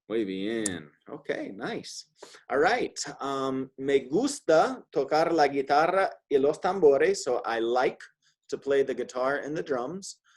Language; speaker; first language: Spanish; non-native, fluent; English